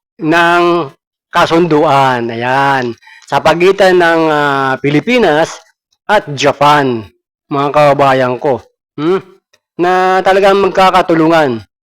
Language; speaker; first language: Filipino; non-native, local second language; Cebuano